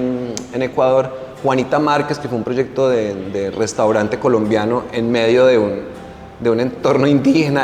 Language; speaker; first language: Spanish; native; Spanish